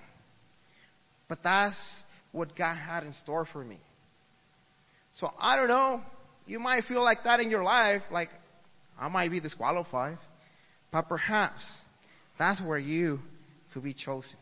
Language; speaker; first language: English; early bilingual, other home language; Spanish